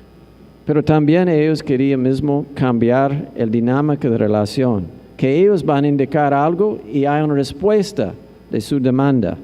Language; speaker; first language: Spanish; non-native, fluent; English